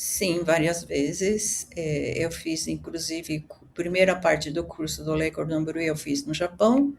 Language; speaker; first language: Portuguese; early bilingual, other home language; Japanese